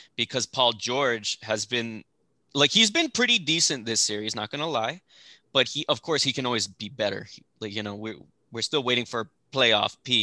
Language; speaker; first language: English; early bilingual, other home language; Spanish